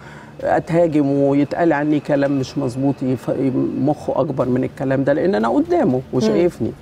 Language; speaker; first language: Arabic; native; Arabic